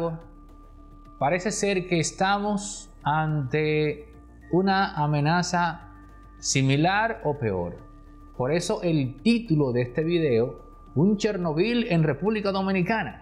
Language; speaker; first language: Spanish; native; Spanish